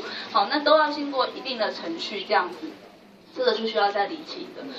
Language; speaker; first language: Chinese; native; Chinese